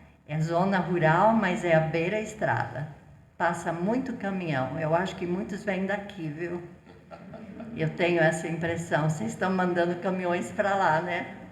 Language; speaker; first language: Portuguese; non-native, fluent; English